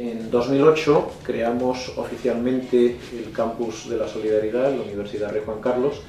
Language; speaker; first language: Spanish; native; Spanish